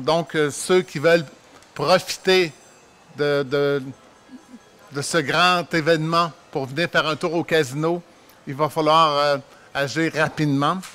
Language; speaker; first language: French; native; French